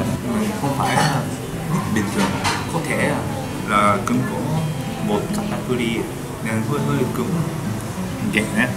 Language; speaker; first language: Vietnamese; non-native, learner; Japanese